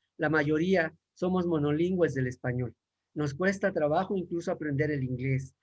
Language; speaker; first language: Spanish; native; Spanish